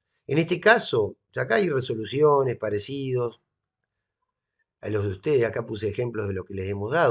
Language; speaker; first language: Spanish; native; Spanish